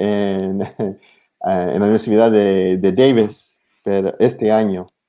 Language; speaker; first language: Spanish; early bilingual, heritage; English